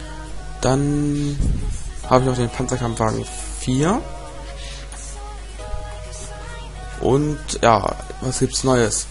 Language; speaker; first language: German; native; German